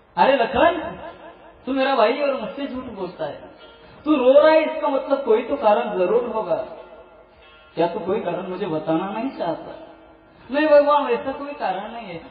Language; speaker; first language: Hindi; non-native, local second language; Marathi